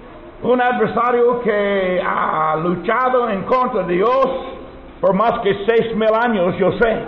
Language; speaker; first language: Spanish; non-native, learner; English